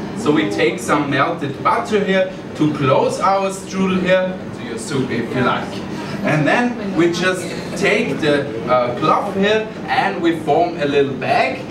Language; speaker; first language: English; non-native, fluent; German